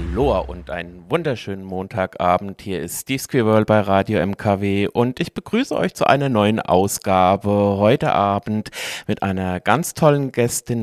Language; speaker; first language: German; native; German